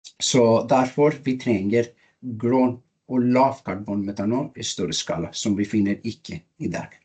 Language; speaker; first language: Norwegian; non-native, learner; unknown